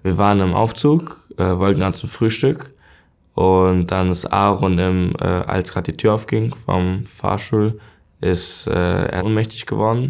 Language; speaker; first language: German; native; German